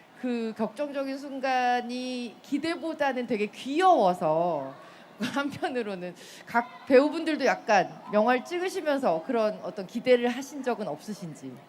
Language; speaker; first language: Korean; native; Korean